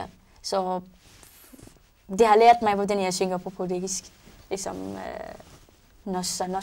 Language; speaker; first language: Danish; non-native, learner; Arabic